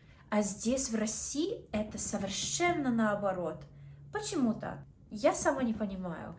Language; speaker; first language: Russian; non-native, fluent; English